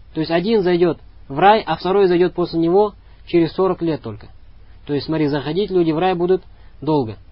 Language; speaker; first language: Russian; non-native, local second language; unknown